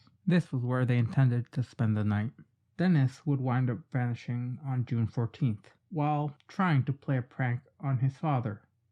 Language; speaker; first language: English; native; English